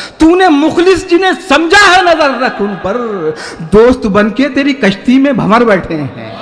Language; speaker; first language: Urdu; native; Urdu